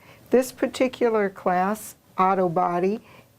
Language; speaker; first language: English; native; English